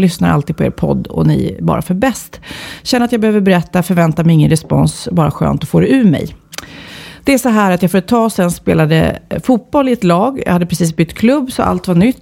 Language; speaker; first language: Swedish; native; Swedish